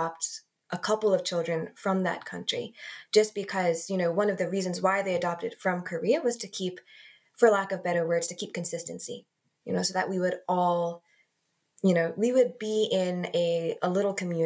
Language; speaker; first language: English; native; English